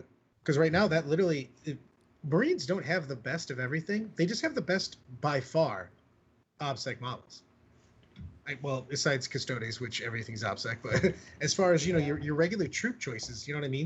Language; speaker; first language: English; native; English